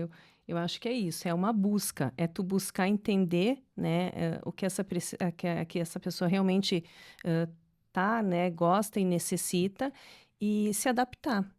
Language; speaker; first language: Portuguese; native; Portuguese